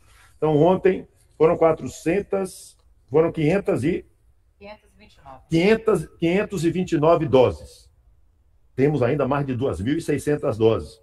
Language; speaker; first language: Portuguese; native; Portuguese